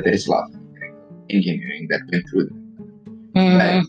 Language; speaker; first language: English; non-native, fluent; Arabic